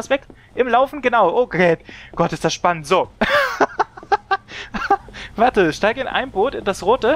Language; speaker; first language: German; native; German